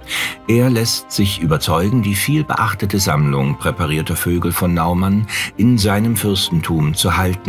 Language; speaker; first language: German; native; German